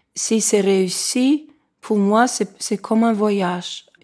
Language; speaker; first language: French; non-native, fluent; Icelandic